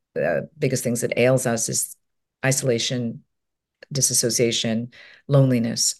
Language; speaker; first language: English; non-native, local second language; Cantonese